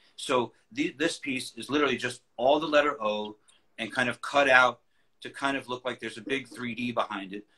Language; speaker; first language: English; native; English